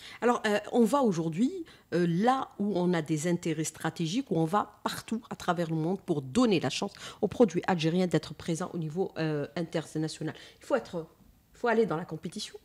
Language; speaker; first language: French; non-native, local second language; Arabic